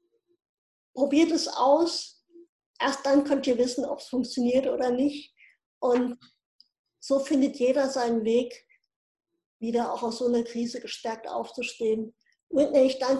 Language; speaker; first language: German; native; German